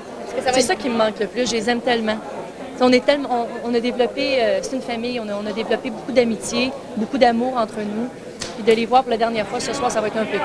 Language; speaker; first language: French; native; French